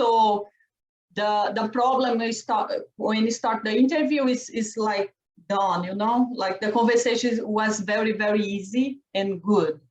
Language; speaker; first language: English; non-native, learner; Portuguese